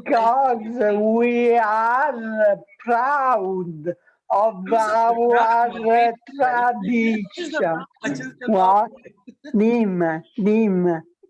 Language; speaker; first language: English; non-native, learner; Italian